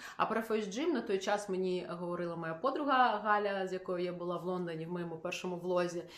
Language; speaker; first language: Ukrainian; non-native, local second language; Russian